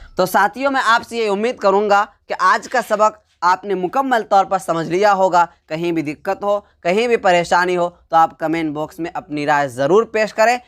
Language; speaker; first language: Hindi; native; Hindi